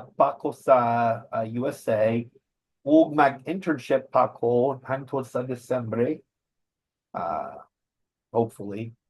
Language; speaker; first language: Cebuano; non-native, learner; English